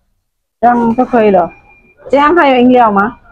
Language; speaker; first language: Chinese; non-native, learner; Indonesian